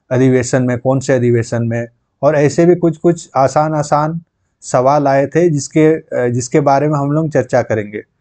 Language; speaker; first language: Hindi; non-native, local second language; Santali